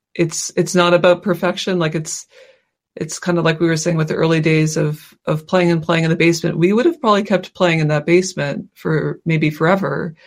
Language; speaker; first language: English; native; English